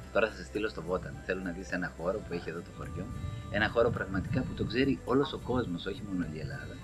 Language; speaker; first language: Greek; native; Greek